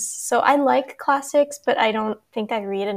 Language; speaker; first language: English; native; English